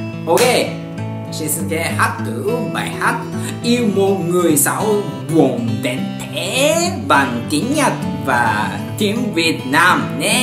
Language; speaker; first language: Vietnamese; non-native, learner; Japanese